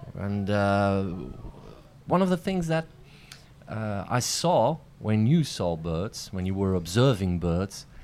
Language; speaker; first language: English; non-native, fluent; Dutch